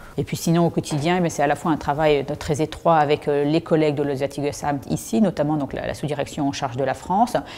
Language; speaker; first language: French; native; French